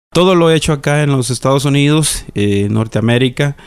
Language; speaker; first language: Spanish; native; Spanish